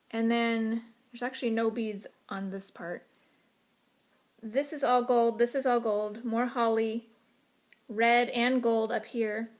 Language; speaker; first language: English; native; English